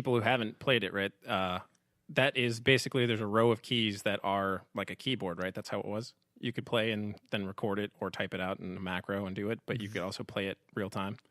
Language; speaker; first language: English; native; English